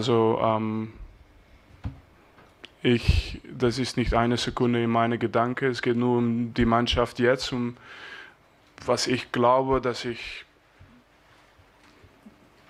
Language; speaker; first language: German; non-native, fluent; French